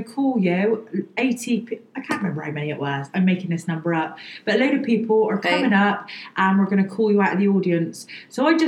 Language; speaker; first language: English; native; English